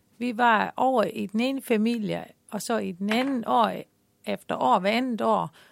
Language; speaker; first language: Danish; non-native, fluent; Dutch